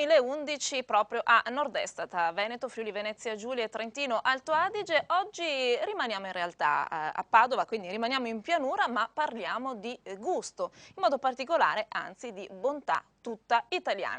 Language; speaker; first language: Italian; native; Italian